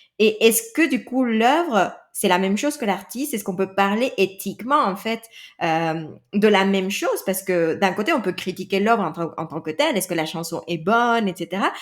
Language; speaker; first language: French; non-native, fluent; Spanish